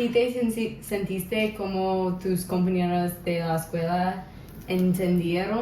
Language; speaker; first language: Spanish; non-native, local second language; English